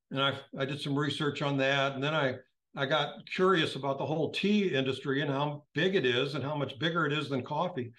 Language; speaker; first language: English; native; English